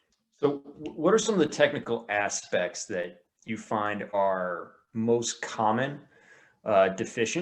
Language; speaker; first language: English; native; English